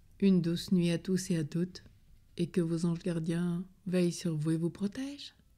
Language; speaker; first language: French; native; French